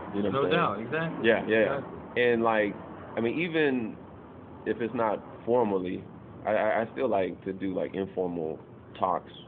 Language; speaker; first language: English; native; English